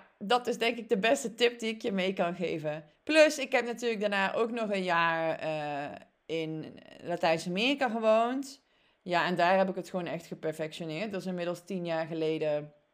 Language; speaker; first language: Dutch; native; Dutch